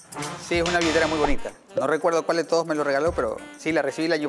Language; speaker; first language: Spanish; native; Spanish